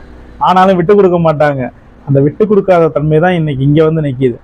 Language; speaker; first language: Tamil; native; Tamil